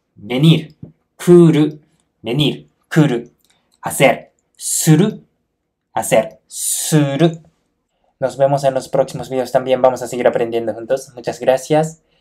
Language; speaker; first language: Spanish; non-native, fluent; Japanese